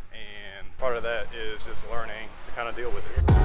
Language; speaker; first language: English; native; English